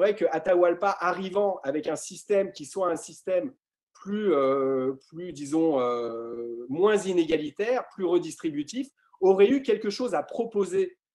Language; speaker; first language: French; native; French